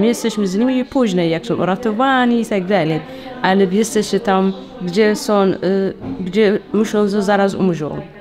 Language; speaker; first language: Polish; non-native, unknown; Tigrinya